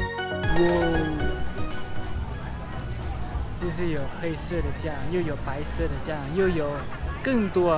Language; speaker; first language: Chinese; non-native, learner; Thai